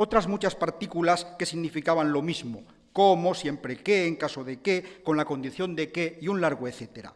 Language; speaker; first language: Spanish; native; Spanish